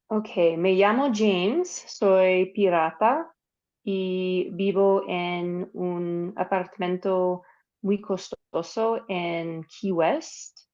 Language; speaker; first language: Spanish; non-native, learner; English